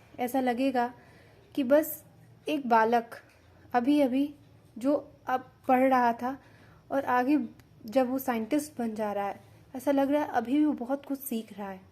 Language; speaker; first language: Hindi; native; Hindi